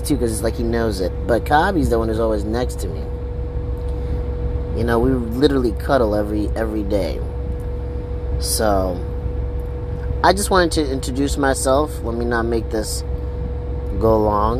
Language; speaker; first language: English; early bilingual, other home language; Kinyarwanda